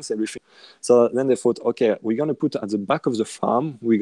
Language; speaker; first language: English; non-native, fluent; French